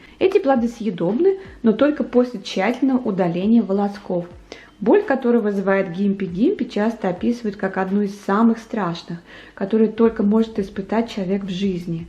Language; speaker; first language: Russian; native; Russian